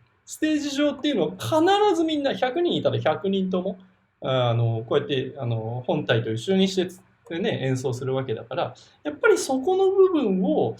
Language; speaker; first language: Japanese; native; Japanese